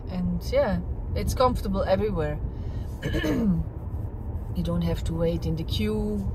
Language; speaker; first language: English; non-native, fluent; German